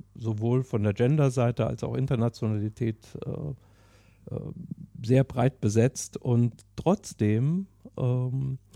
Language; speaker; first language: German; non-native, fluent; English